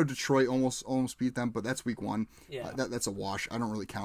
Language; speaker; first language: English; native; English